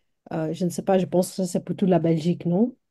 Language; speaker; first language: French; non-native, local second language; Dutch